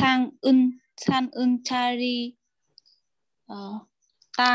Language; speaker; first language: Korean; non-native, learner; Vietnamese